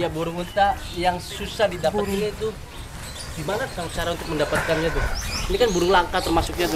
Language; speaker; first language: Indonesian; native; Indonesian